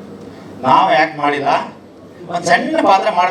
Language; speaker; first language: Kannada; native; Kannada